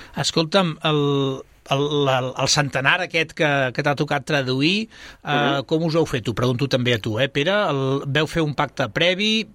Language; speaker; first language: Catalan; native; Catalan